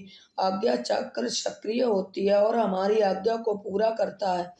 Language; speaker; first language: Hindi; native; Hindi